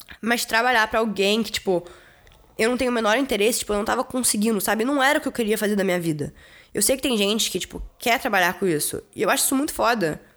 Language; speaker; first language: Portuguese; early bilingual, heritage; Portuguese